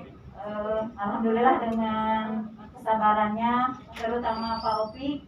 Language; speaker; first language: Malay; non-native, local second language; Sundanese